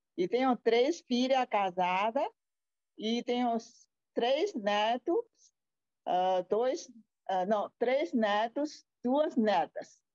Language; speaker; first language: Portuguese; non-native, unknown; Chinese